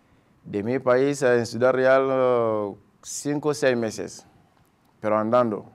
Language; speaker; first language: Spanish; non-native, learner; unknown